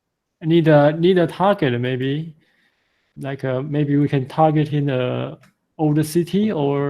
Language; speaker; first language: English; non-native, fluent; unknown